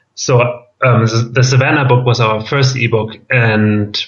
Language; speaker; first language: English; non-native, fluent; German